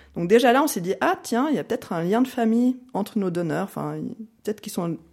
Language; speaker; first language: French; native; French